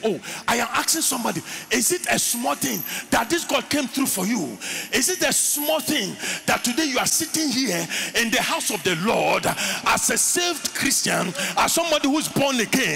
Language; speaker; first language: English; non-native, local second language; Akan